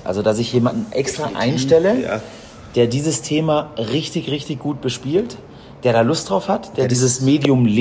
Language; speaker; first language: German; native; German